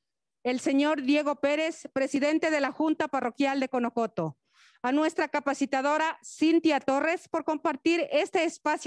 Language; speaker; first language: Spanish; native; Spanish